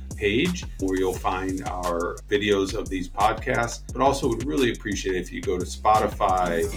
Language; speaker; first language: English; native; English